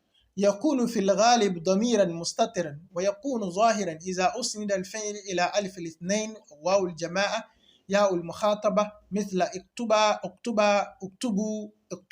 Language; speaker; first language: Arabic; non-native, fluent; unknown